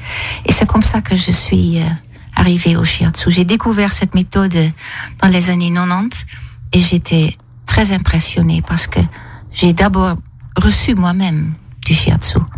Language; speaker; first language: French; non-native, fluent; Dutch